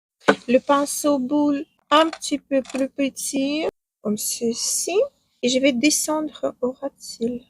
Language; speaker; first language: French; non-native, fluent; Ukrainian